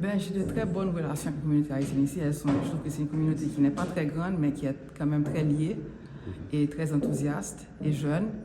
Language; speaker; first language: French; non-native, local second language; Haitian Creole